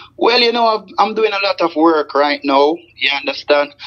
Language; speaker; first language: English; non-native, local second language; Jamaican Creole English